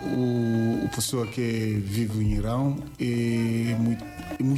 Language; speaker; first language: Portuguese; non-native, learner; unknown